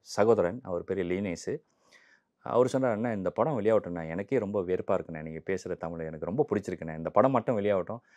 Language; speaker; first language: Tamil; early bilingual, heritage; Tamil